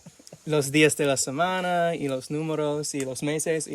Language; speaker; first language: Spanish; non-native, fluent; English